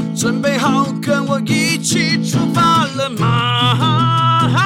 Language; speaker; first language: Chinese; native; Chinese